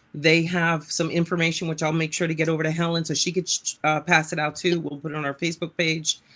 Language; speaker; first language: English; native; English